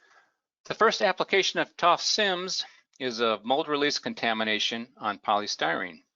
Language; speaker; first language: English; native; English